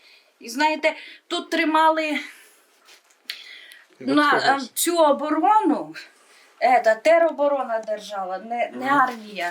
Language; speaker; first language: Ukrainian; native; Ukrainian